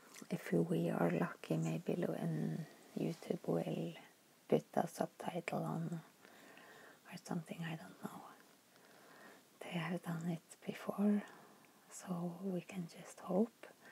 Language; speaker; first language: English; non-native, fluent; Norwegian